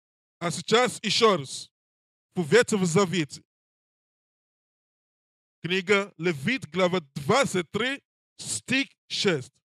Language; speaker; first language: Russian; non-native, learner; English